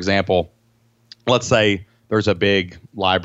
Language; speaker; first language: English; native; English